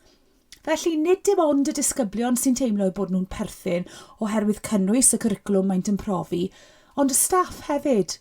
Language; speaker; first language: Welsh; native; Welsh